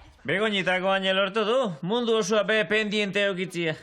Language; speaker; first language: Basque; native; Basque